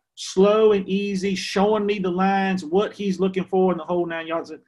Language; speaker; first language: English; native; English